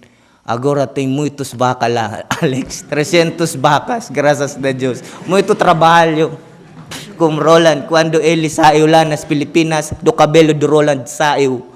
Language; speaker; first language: Portuguese; non-native, learner; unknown